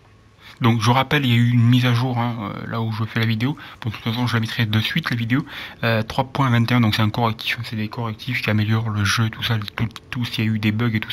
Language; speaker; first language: French; native; French